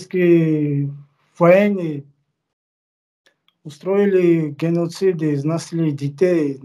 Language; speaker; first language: Russian; non-native, fluent; Georgian